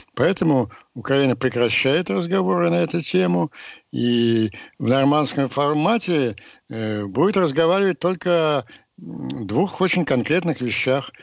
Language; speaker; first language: Russian; native; Russian